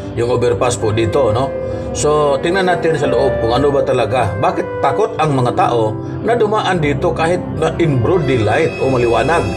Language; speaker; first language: Filipino; non-native, local second language; Cebuano